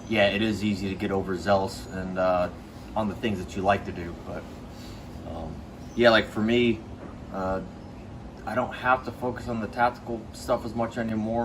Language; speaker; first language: English; native; English